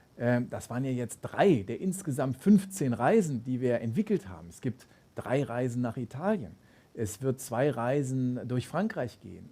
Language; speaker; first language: German; native; German